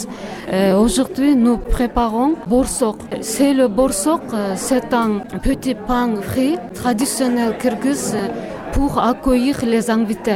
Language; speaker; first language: French; non-native, learner; Kyrgyz